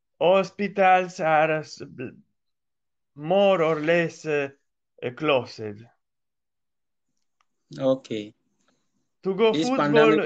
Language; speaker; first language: English; non-native, learner; Italian